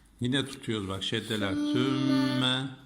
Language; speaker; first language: Turkish; native; Turkish